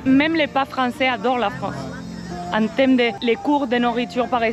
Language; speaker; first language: French; non-native, fluent; Spanish